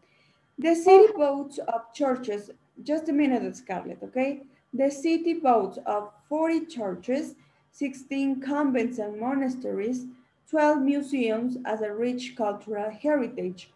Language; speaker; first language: English; non-native, learner; Spanish